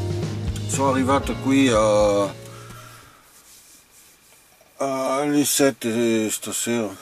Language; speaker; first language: Italian; non-native, fluent; French